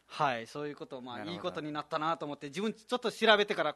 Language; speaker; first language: Japanese; non-native, fluent; Nepali